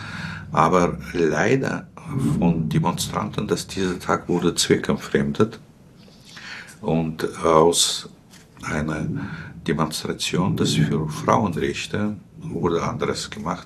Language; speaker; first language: German; non-native, fluent; Russian